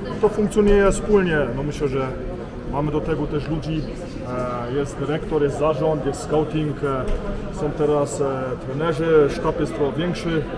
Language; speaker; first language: Polish; early bilingual, heritage; Polish